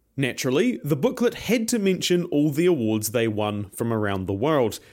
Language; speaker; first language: English; native; English